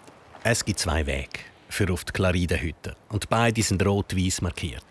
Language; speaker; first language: German; native; German